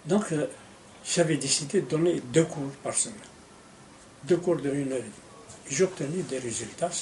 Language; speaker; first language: French; non-native, local second language; Arabic